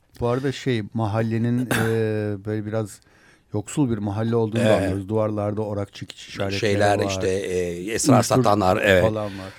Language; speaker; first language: Turkish; native; Turkish